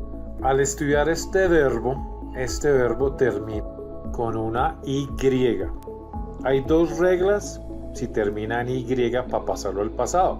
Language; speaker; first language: Spanish; non-native, fluent; English